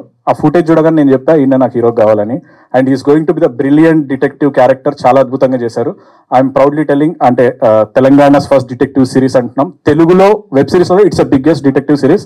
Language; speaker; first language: Telugu; native; Telugu